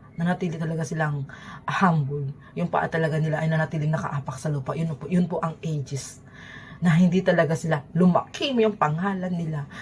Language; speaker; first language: Filipino; native; Filipino